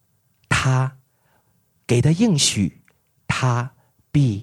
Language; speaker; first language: Chinese; native; Chinese